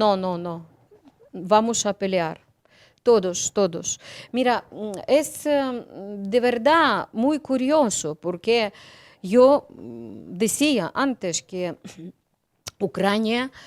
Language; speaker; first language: Spanish; non-native, learner; Ukrainian